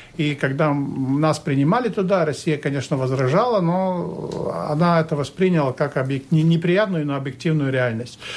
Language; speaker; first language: Russian; non-native, local second language; Latvian